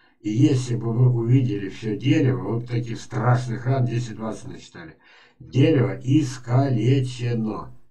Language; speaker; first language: Russian; native; Russian